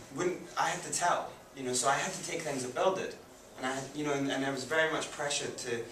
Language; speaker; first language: English; native; English